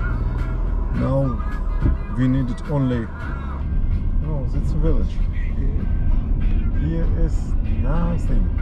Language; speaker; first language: English; non-native, learner; German